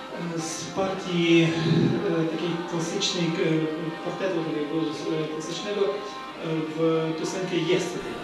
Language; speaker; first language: Polish; non-native, fluent; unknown